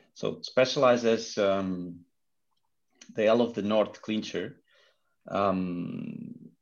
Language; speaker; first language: English; non-native, fluent; Portuguese